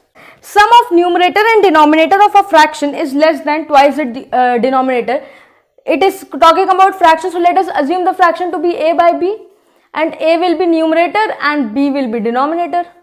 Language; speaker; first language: English; non-native, local second language; Hindi